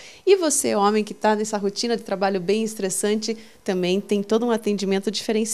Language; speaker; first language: Portuguese; native; Portuguese